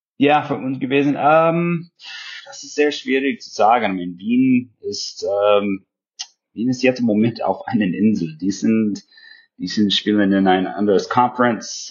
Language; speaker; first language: German; non-native, fluent; English